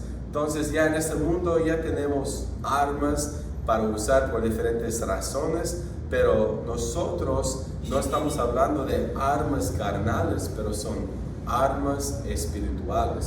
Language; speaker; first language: Spanish; non-native, fluent; English